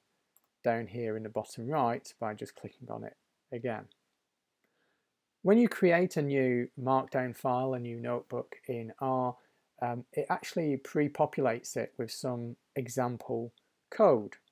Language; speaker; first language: English; native; English